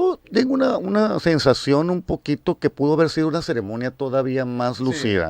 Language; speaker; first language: Spanish; native; Spanish